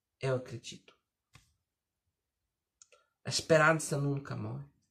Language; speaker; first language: Portuguese; early bilingual, heritage; Portuguese